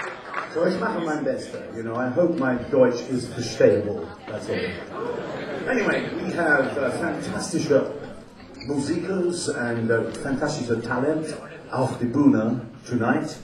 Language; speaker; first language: German; non-native, learner; English